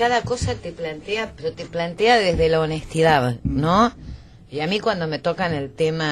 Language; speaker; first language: Spanish; native; Spanish